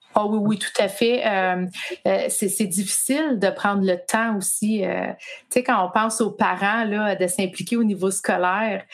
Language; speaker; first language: French; native; French